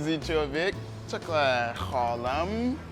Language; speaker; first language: Vietnamese; non-native, learner; English